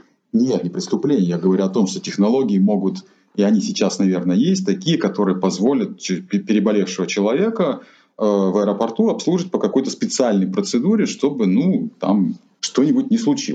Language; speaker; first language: Russian; native; Russian